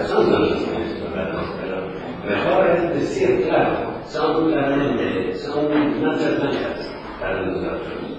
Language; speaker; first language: Spanish; non-native, fluent; Polish